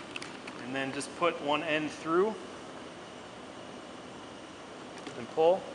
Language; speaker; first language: English; native; English